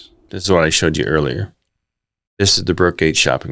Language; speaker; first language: English; native; English